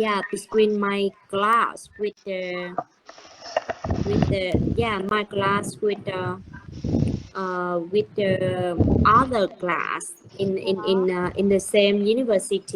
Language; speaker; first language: English; non-native, learner; Vietnamese